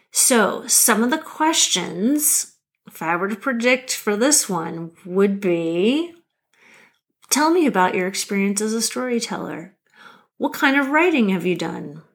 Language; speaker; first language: English; native; English